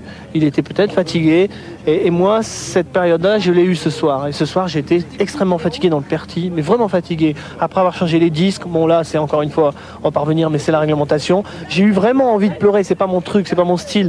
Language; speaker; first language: French; native; French